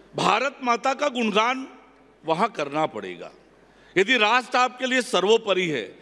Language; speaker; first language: Hindi; native; Hindi